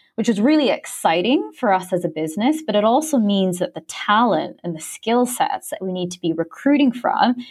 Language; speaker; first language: English; native; English